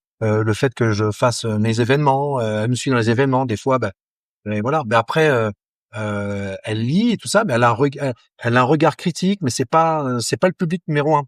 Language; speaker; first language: French; native; French